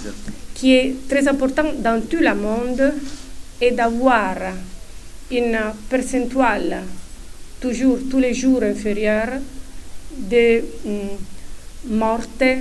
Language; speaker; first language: French; non-native, fluent; Italian